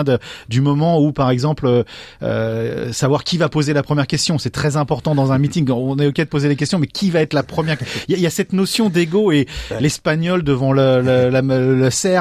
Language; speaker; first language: French; native; French